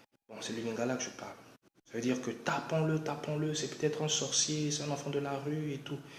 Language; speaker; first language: French; non-native, local second language; Lingala